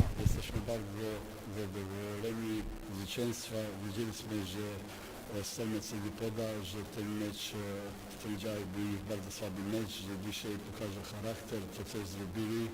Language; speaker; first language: Polish; non-native, fluent; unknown